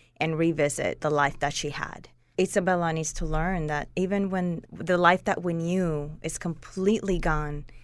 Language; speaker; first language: English; non-native, fluent; Spanish